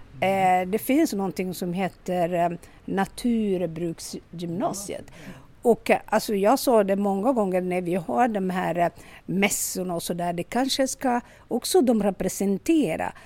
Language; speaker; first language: Swedish; non-native, local second language; Somali